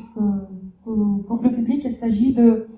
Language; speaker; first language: French; non-native, fluent; Russian